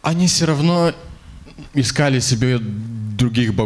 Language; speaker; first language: Russian; native; Russian